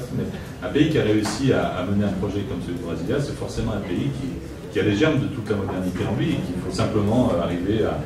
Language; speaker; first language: French; native; French